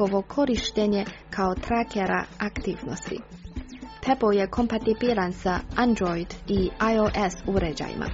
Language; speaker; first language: Croatian; non-native, fluent; Chinese